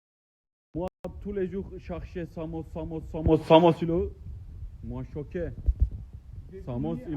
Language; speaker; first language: French; non-native, learner; Turkish